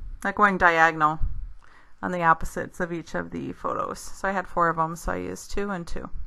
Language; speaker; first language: English; native; English